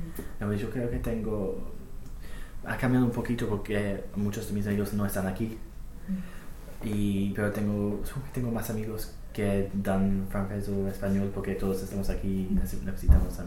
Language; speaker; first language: Spanish; non-native, fluent; English